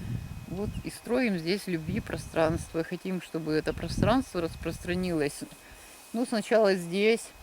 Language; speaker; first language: Russian; native; Russian